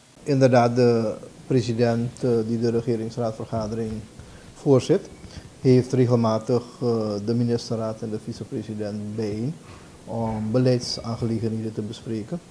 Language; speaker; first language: Dutch; native; Dutch